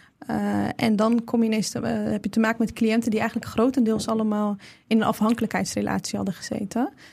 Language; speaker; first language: Dutch; early bilingual, other home language; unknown